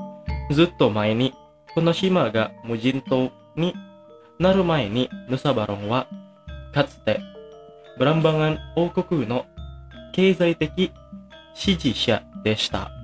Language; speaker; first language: Japanese; non-native, fluent; Indonesian